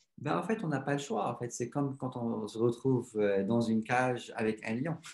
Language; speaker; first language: French; non-native, local second language; Arabic